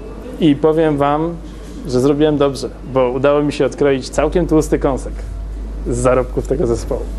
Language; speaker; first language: Polish; native; Polish